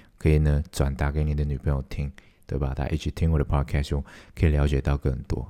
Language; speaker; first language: Chinese; non-native, local second language; Cantonese